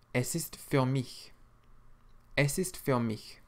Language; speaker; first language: German; non-native, fluent; English